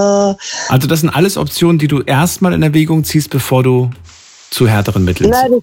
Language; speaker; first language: German; native; German